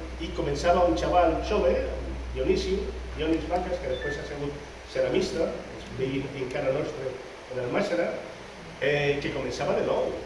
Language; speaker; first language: Catalan; non-native, local second language; Spanish